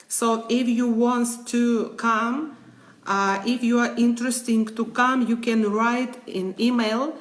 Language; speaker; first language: English; non-native, learner; Ukrainian